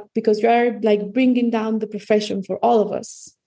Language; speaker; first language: English; non-native, fluent; Spanish